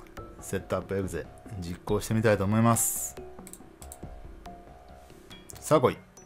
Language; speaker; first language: Japanese; native; Japanese